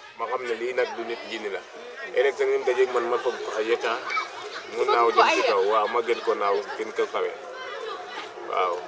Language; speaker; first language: Wolof; non-native, local second language; Serer